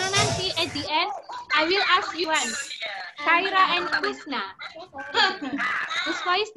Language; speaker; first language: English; non-native, fluent; Indonesian